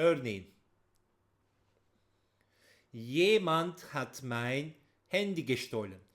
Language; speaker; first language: German; non-native, fluent; Turkish